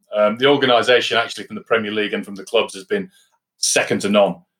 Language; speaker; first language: English; native; English